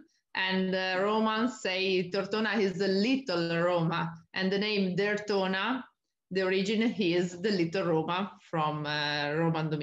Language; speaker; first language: English; non-native, learner; Italian